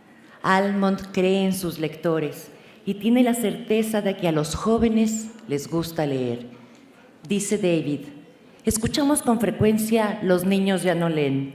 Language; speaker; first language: Spanish; native; Spanish